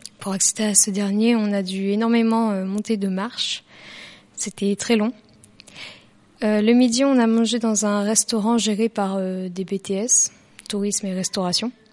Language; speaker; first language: French; native; French